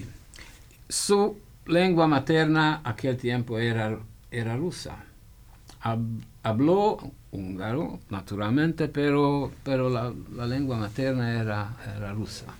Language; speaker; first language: Spanish; non-native, fluent; Hungarian